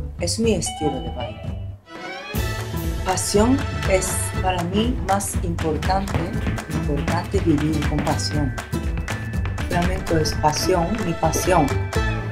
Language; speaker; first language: Spanish; non-native, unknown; Japanese